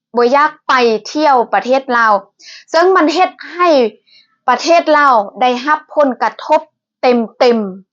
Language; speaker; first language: Thai; native; Thai